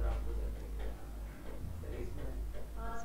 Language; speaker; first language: Hindi; native; Hindi